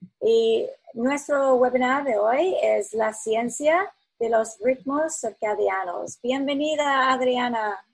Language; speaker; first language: Spanish; non-native, fluent; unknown